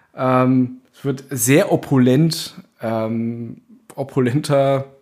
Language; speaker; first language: German; native; German